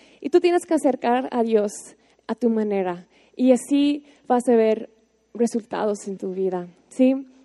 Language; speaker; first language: Spanish; non-native, fluent; English